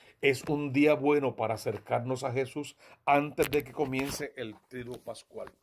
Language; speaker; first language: Spanish; native; Spanish